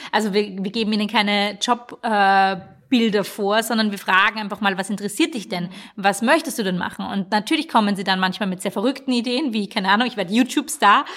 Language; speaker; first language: German; native; German